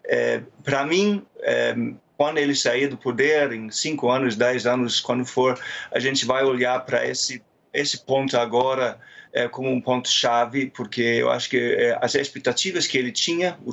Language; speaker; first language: Portuguese; non-native, fluent; German